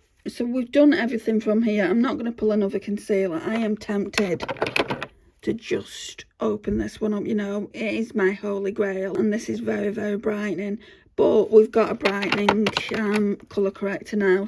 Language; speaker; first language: English; native; English